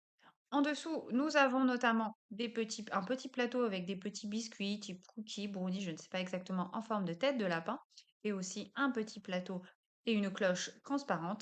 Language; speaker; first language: French; native; French